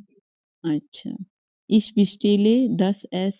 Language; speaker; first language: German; non-native, learner; Urdu